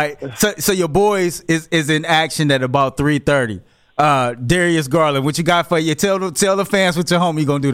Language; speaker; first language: English; native; English